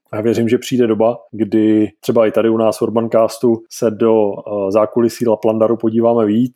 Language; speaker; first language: Czech; native; Czech